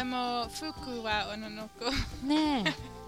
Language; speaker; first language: Japanese; non-native, learner; English